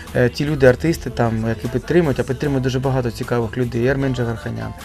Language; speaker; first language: Ukrainian; native; Ukrainian